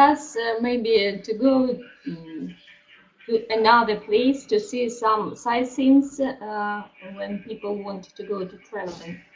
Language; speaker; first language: English; non-native, learner; Russian